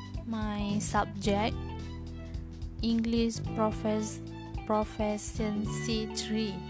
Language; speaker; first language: English; non-native, learner; Malay